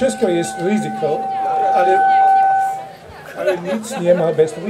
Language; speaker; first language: Polish; non-native, learner; German